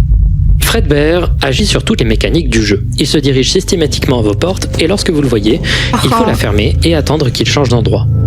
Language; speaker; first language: French; native; French